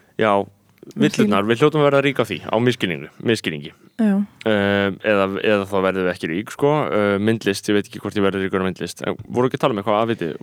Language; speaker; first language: Icelandic; native; Icelandic